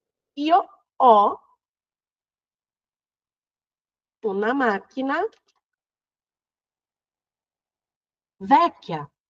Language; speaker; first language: Italian; non-native, fluent; Portuguese